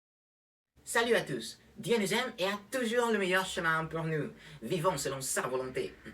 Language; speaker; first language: French; non-native, learner; Spanish